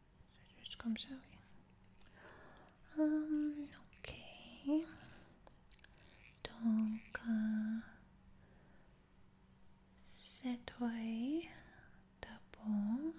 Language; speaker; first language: French; non-native, fluent; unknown